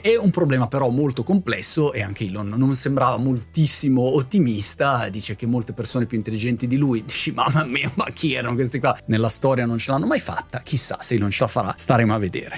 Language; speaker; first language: Italian; native; Italian